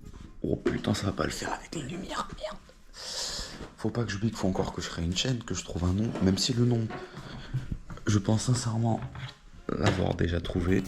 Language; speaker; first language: French; native; French